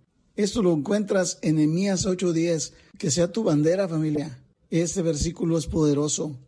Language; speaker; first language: Spanish; native; Spanish